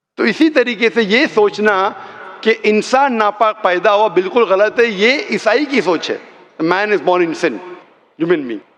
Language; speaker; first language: Urdu; non-native, local second language; Konkani